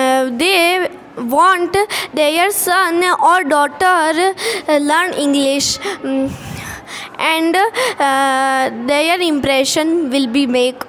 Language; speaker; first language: English; non-native, learner; Hindi